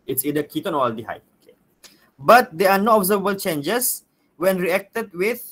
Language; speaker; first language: English; non-native, local second language; Malay